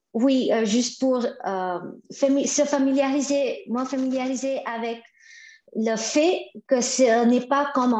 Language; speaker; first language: French; non-native, fluent; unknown